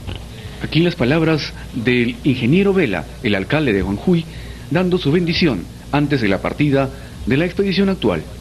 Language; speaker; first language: Spanish; native; Spanish